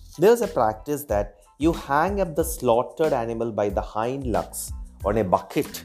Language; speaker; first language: English; non-native, local second language; Malayalam